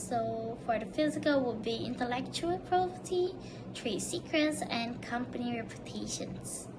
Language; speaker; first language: English; non-native, local second language; Malay